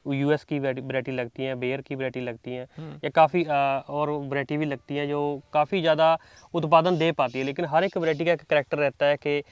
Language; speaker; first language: Hindi; non-native, local second language; Punjabi